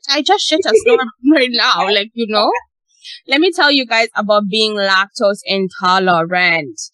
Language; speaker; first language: English; non-native, local second language; Ganda